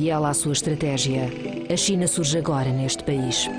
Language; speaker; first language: Portuguese; native; Portuguese